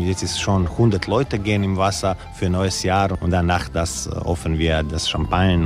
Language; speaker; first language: German; non-native, learner; Croatian